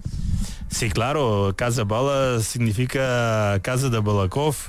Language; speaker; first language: Portuguese; non-native, learner; Bulgarian